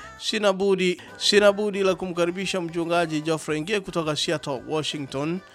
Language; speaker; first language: Swahili; non-native, local second language; Gusii